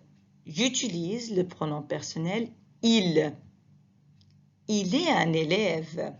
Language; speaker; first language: French; non-native, fluent; Arabic